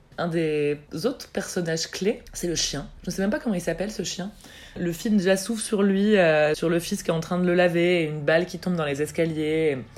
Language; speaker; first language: French; native; French